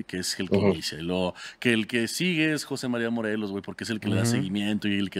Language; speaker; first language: Spanish; native; Spanish